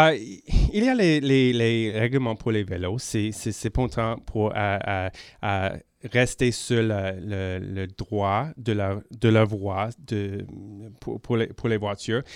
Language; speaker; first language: French; non-native, local second language; English